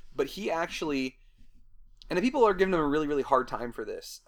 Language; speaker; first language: English; native; English